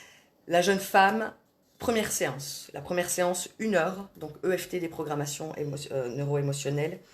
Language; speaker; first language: French; native; French